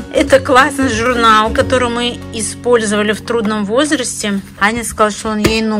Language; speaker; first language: Russian; native; Russian